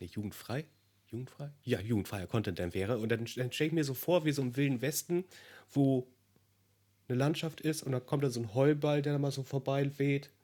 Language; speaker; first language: German; native; German